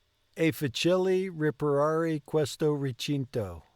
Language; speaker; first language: Italian; non-native, learner; English